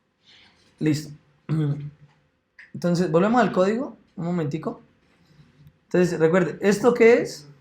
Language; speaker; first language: Spanish; native; Spanish